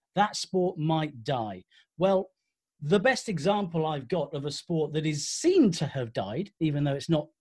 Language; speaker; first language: English; native; English